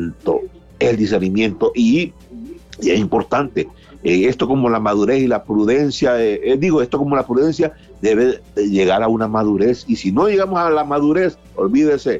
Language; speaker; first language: Spanish; native; Spanish